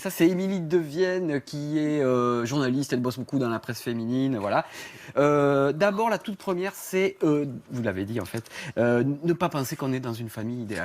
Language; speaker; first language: French; native; French